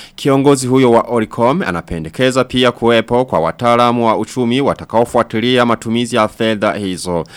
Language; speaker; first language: Swahili; non-native, local second language; Rundi